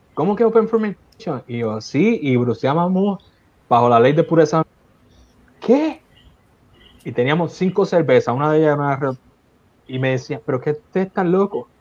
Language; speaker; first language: Spanish; native; Spanish